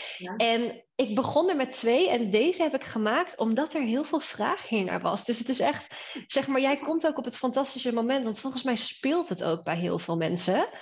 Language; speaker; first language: Dutch; native; Dutch